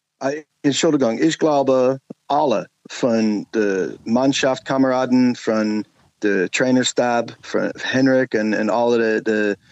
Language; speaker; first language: German; non-native, learner; English